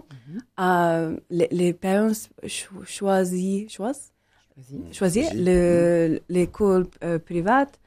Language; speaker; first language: French; non-native, learner; English